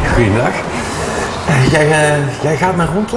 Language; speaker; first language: Dutch; native; Dutch